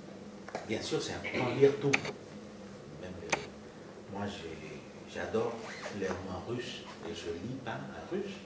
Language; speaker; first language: French; non-native, fluent; Spanish